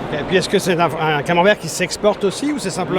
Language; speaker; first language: French; native; French